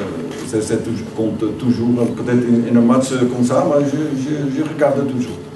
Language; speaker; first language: French; non-native, learner; Dutch